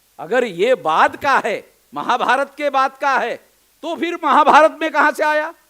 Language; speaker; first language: Hindi; non-native, local second language; Marathi